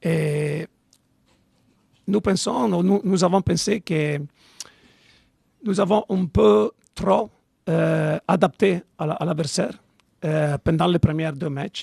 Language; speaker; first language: French; non-native, fluent; Italian